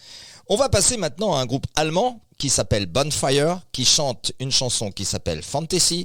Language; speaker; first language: French; native; French